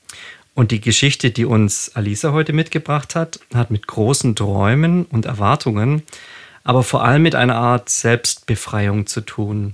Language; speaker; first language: German; native; German